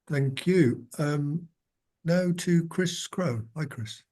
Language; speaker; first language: English; native; English